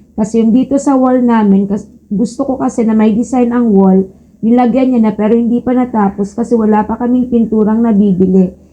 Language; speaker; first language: Filipino; native; Filipino